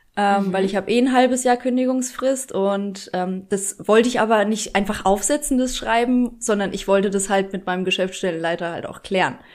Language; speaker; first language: German; early bilingual, other home language; Polish